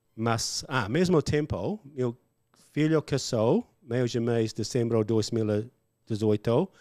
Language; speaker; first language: Portuguese; non-native, learner; English